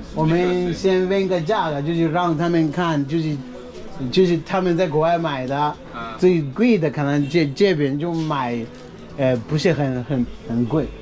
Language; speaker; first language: Chinese; non-native, fluent; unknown